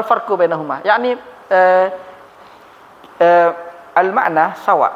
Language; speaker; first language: Arabic; non-native, fluent; Indonesian